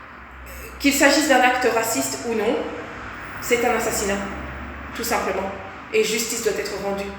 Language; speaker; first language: French; native; French